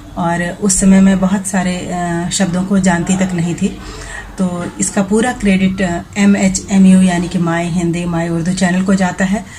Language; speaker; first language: Hindi; native; Hindi